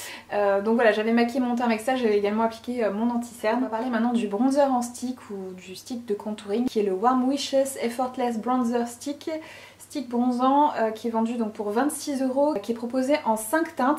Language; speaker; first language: French; native; French